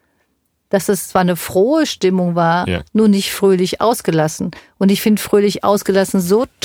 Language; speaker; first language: German; native; German